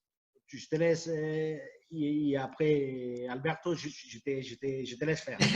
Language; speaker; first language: French; non-native, fluent; Spanish